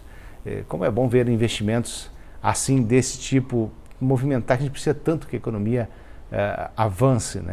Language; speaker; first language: Portuguese; native; Portuguese